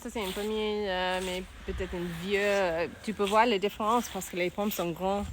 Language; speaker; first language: French; non-native, learner; English